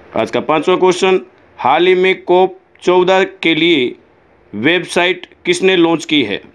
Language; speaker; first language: Hindi; native; Hindi